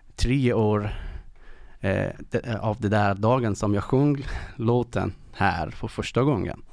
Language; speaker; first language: Swedish; non-native, fluent; Persian